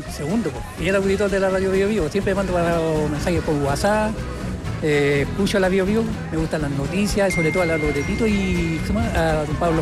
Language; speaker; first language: Spanish; native; Spanish